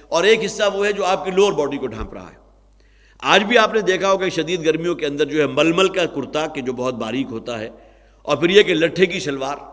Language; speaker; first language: Urdu; native; Urdu